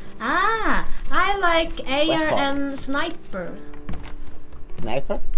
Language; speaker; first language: English; non-native, learner; Korean